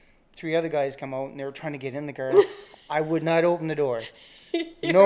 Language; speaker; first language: English; native; English